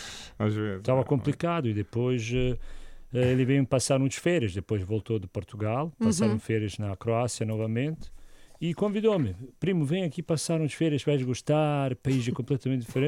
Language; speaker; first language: Portuguese; non-native, learner; Croatian